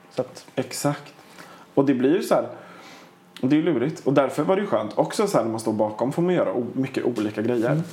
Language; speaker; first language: Swedish; native; Swedish